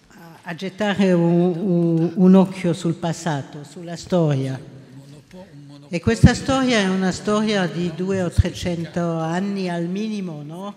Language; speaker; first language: Italian; non-native, local second language; French